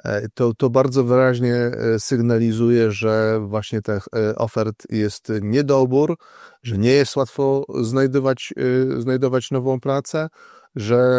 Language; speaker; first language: Polish; native; Polish